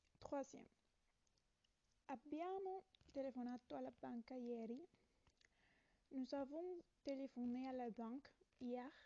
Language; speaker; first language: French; non-native, learner; Italian